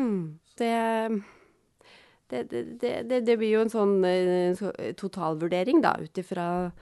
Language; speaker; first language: Norwegian; native; Norwegian